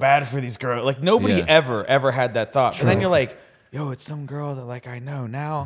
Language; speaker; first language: English; native; English